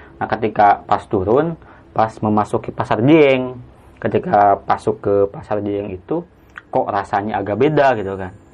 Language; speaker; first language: Indonesian; non-native, local second language; Sundanese